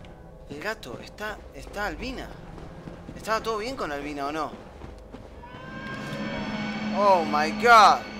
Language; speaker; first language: Spanish; native; Spanish